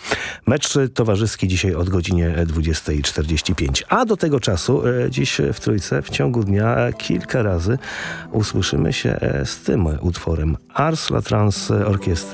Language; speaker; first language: Polish; native; Polish